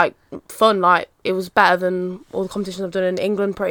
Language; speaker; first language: English; native; English